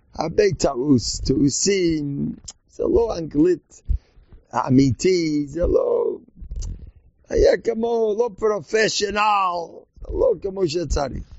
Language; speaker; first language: Hebrew; non-native, learner; English